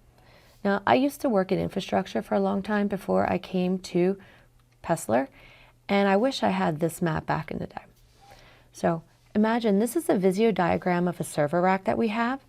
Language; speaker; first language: English; native; English